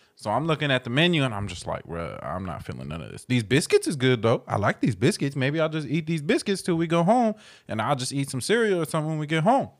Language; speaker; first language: English; native; English